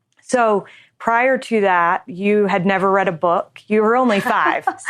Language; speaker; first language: English; native; English